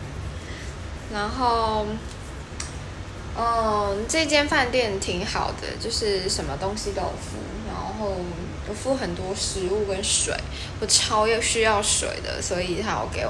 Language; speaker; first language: Chinese; native; Chinese